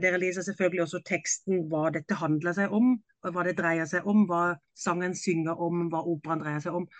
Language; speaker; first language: Norwegian; non-native, fluent; German